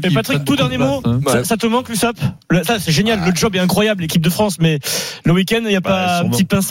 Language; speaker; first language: French; native; French